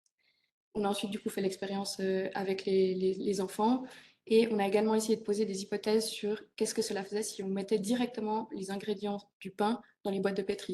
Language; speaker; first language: French; native; French